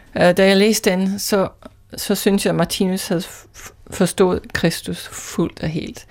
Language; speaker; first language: Danish; non-native, fluent; English